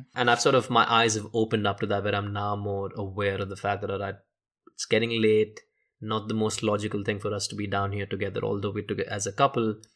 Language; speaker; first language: English; non-native, local second language; Hindi